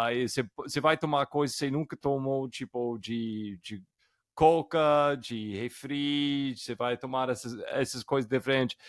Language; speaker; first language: Portuguese; non-native, fluent; English